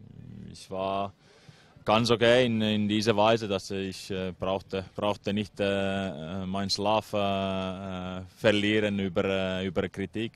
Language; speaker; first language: German; non-native, fluent; Finnish